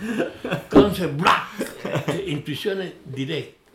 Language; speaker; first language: Swedish; non-native, learner; Spanish